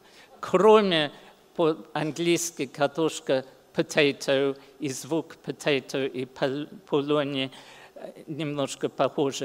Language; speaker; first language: Russian; early bilingual, heritage; English